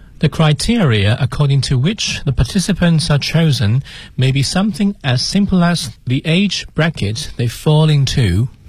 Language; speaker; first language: English; non-native, fluent; Chinese